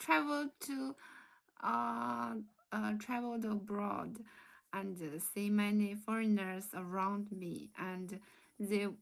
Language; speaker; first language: English; non-native, learner; Chinese